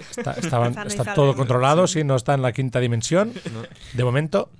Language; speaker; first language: Spanish; native; Spanish